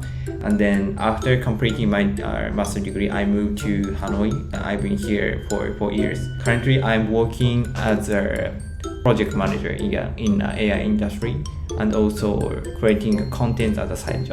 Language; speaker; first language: English; non-native, learner; Japanese